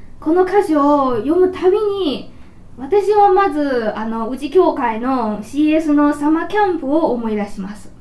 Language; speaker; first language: Japanese; non-native, fluent; Chinese